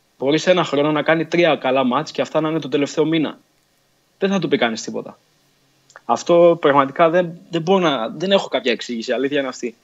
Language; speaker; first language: Greek; early bilingual, other home language; Portuguese